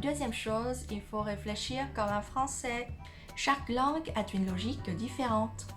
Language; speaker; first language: French; non-native, fluent; Vietnamese